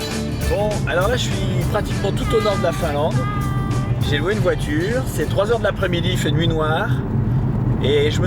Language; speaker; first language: French; native; French